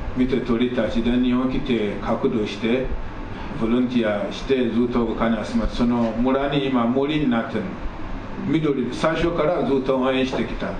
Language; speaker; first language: Japanese; non-native, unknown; Akan